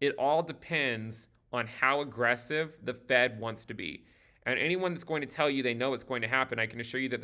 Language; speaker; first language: English; native; English